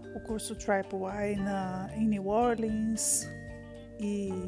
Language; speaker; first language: Portuguese; native; Portuguese